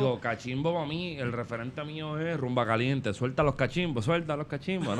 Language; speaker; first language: Spanish; native; Spanish